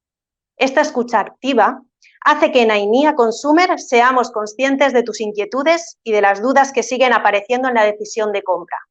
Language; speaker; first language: Spanish; native; Spanish